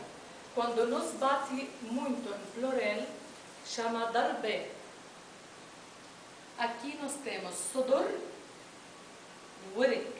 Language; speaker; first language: Portuguese; non-native, fluent; Arabic